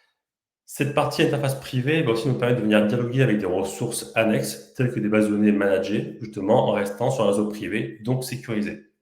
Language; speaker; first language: French; native; French